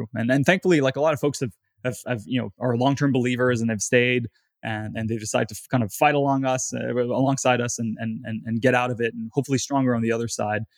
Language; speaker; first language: English; native; English